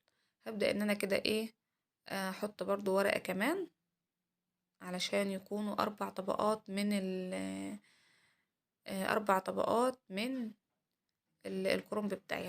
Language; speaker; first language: Arabic; native; Arabic